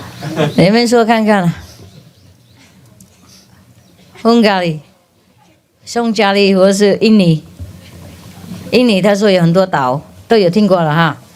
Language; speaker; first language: Chinese; non-native, fluent; Vietnamese